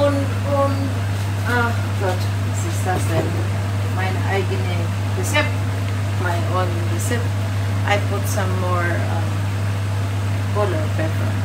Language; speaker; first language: English; non-native, learner; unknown